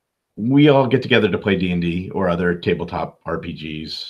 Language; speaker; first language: English; native; English